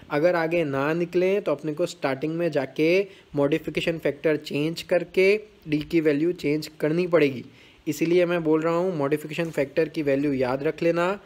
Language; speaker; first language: Hindi; non-native, local second language; Gujarati